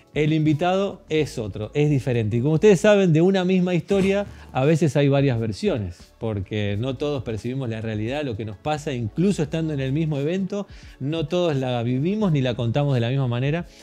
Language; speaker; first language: Spanish; native; Spanish